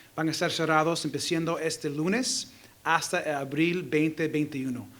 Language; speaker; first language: Spanish; early bilingual, heritage; Spanish